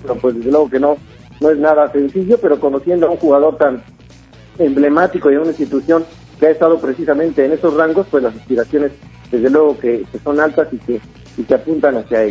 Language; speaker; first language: Spanish; native; Spanish